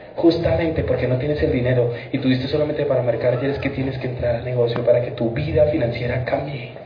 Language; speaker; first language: Spanish; native; Spanish